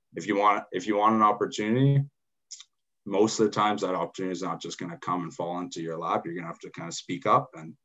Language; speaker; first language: English; native; English